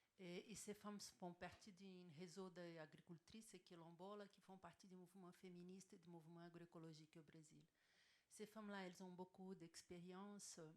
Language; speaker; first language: French; non-native, fluent; Portuguese